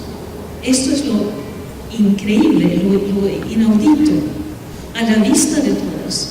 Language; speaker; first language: Spanish; non-native, fluent; Swedish